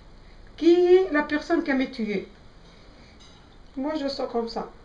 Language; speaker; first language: French; non-native, local second language; Arabic